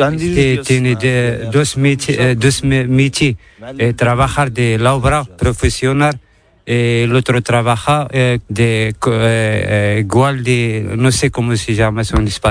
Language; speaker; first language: Spanish; non-native, learner; Arabic